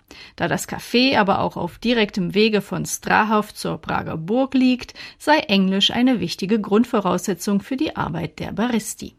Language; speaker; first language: German; native; German